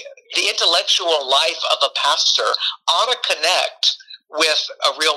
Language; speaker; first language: English; native; English